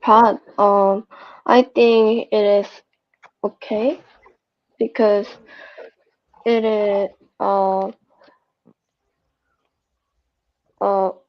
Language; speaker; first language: English; non-native, learner; Korean